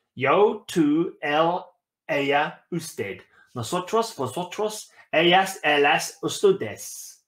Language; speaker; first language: Spanish; non-native, learner; English